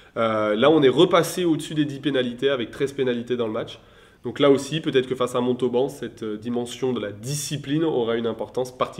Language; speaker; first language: French; native; French